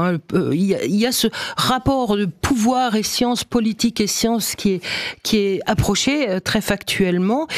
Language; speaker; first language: French; native; French